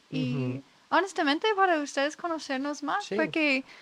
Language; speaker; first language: Spanish; non-native, learner; English